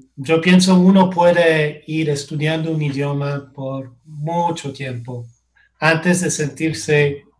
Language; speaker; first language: Spanish; non-native, fluent; English